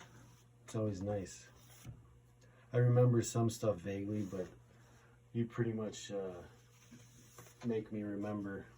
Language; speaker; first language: English; native; English